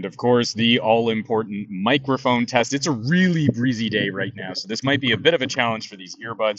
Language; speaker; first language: English; native; English